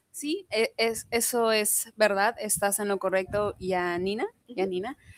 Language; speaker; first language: Spanish; non-native, local second language; Zapotec